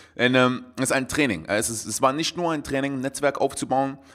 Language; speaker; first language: German; native; German